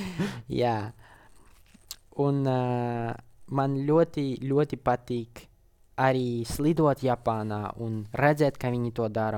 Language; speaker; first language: Latvian; non-native, local second language; Russian